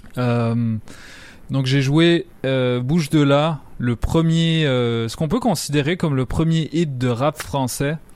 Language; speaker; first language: French; native; French